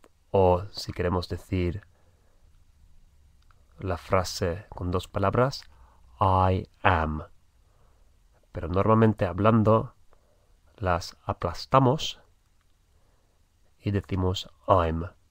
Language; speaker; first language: Spanish; native; Spanish